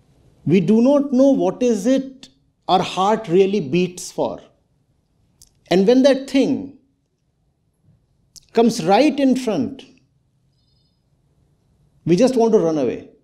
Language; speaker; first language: English; non-native, local second language; Hindi